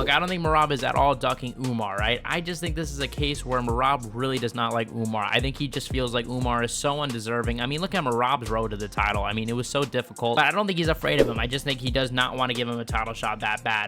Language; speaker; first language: English; native; English